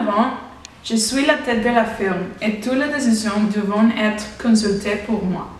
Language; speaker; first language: French; non-native, learner; Spanish